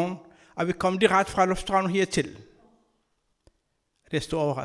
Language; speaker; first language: Danish; non-native, learner; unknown